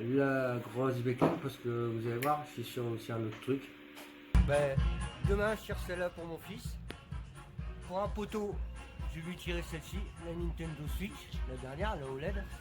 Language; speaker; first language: French; native; French